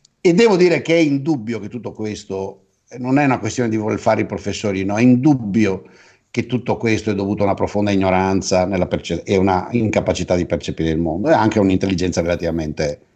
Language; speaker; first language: Italian; native; Italian